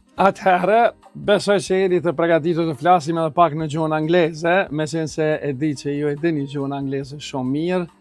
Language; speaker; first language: Albanian; native; Albanian